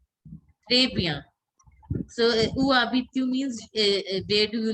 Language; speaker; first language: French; non-native, fluent; Hindi